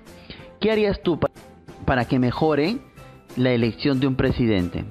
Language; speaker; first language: Spanish; native; Spanish